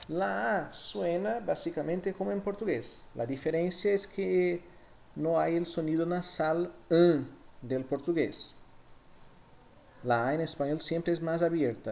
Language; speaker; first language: Spanish; non-native, fluent; Portuguese